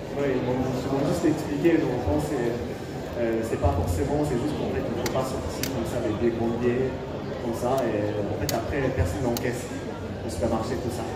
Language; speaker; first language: French; non-native, fluent; Japanese